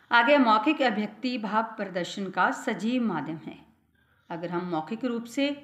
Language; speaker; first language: Hindi; non-native, local second language; Punjabi